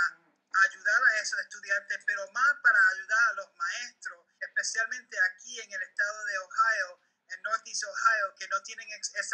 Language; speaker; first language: Spanish; early bilingual, heritage; Spanish